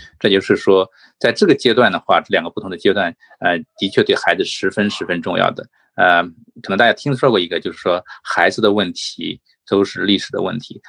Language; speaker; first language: Chinese; native; Chinese